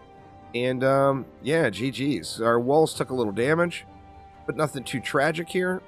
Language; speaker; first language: English; native; English